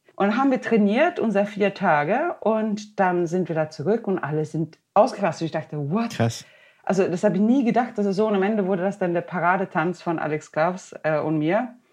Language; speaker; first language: German; non-native, fluent; Swedish